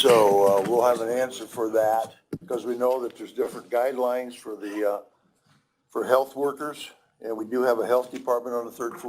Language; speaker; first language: English; native; English